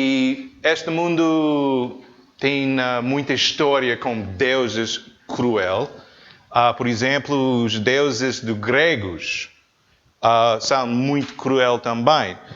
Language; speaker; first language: Portuguese; non-native, learner; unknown